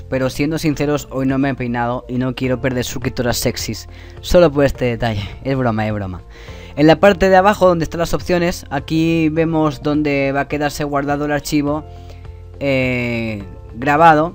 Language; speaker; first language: Spanish; native; Spanish